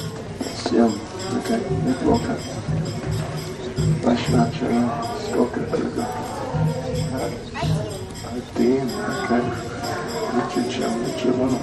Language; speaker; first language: Russian; non-native, learner; English